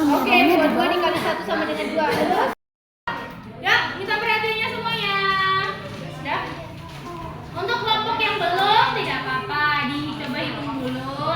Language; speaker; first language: Indonesian; native; Indonesian